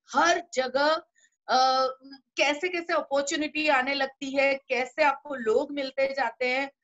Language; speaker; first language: Hindi; non-native, local second language; Gujarati